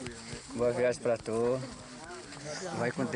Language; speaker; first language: Portuguese; non-native, local second language; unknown